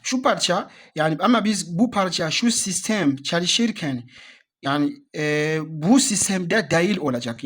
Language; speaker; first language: Turkish; non-native, learner; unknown